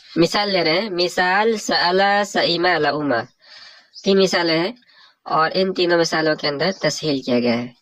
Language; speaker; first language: Urdu; native; Urdu